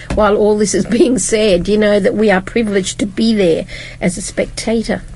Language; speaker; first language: English; native; English